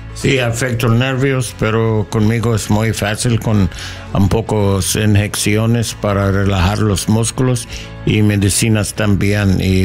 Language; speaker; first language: Spanish; non-native, learner; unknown